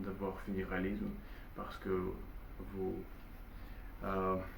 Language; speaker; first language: French; non-native, learner; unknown